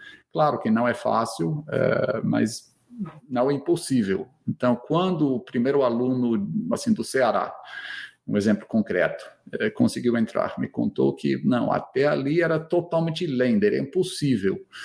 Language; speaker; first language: Portuguese; non-native, fluent; English